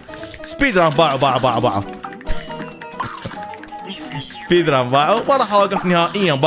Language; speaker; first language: Arabic; native; Arabic